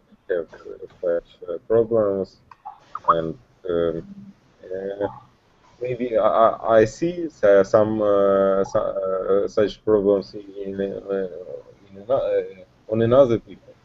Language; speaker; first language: English; non-native, learner; Russian